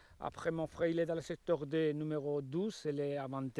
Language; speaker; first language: French; non-native, learner; Spanish